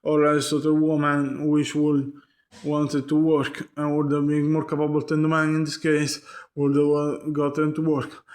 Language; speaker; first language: English; non-native, learner; Italian